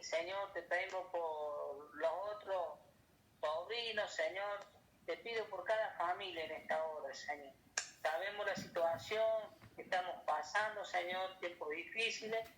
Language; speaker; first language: Spanish; native; Spanish